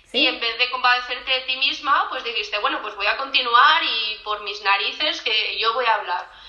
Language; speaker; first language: Spanish; native; Spanish